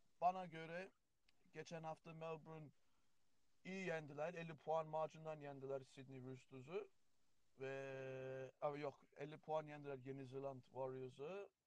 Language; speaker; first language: Turkish; early bilingual, heritage; Turkish